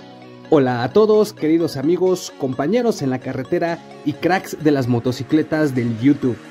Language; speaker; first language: Spanish; native; Spanish